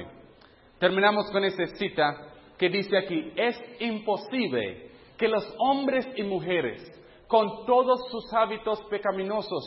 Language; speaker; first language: Spanish; non-native, fluent; English